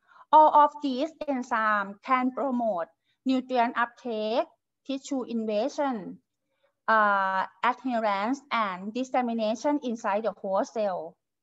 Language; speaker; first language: English; non-native, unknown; Thai